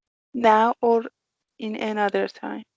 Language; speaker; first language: English; non-native, learner; Persian